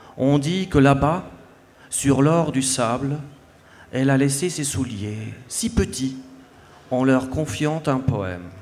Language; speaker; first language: Spanish; non-native, fluent; Swiss German